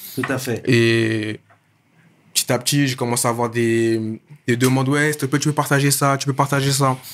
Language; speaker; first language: French; native; French